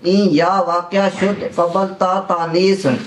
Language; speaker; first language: Persian; non-native, learner; Punjabi